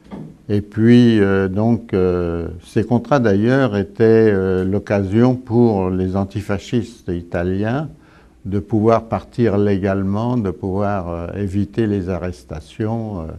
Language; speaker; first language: French; early bilingual, other home language; Italian